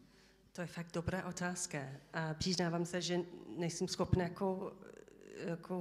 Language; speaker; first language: Czech; non-native, learner; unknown